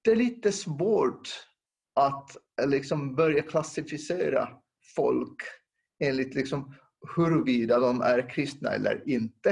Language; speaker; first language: Swedish; non-native, local second language; Finnish